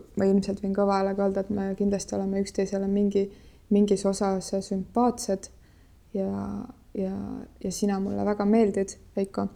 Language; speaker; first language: Estonian; native; Estonian